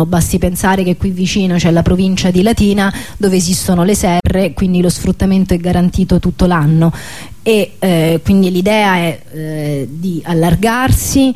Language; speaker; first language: Italian; native; Italian